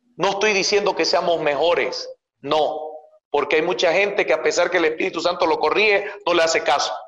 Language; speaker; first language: Spanish; native; Spanish